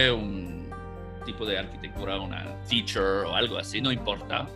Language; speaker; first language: Spanish; non-native, fluent; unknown